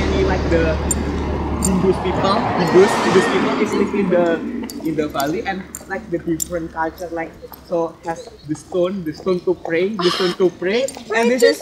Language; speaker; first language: English; non-native, learner; Indonesian